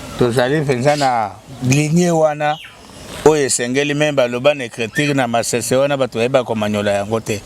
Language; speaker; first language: Lingala; non-native, local second language; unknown